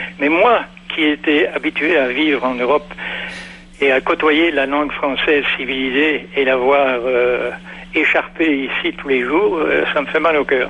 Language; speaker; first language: French; native; French